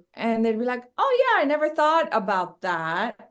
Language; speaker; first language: English; early bilingual, other home language; Spanish